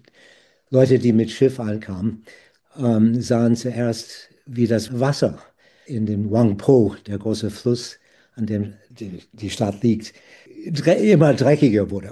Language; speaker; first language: German; non-native, fluent; English